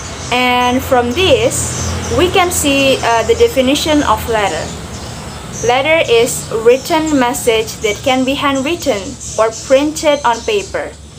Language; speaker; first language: English; non-native, fluent; Indonesian